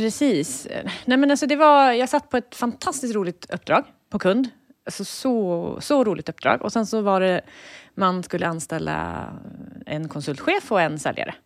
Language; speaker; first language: Swedish; native; Swedish